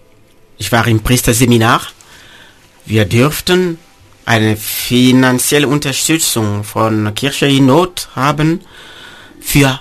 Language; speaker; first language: German; non-native, fluent; Mossi